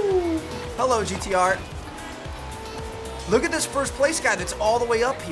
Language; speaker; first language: English; native; English